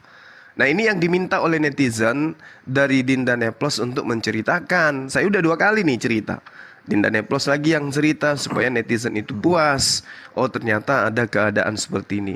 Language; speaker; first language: Indonesian; native; Indonesian